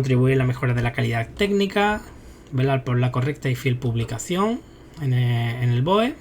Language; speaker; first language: Spanish; native; Spanish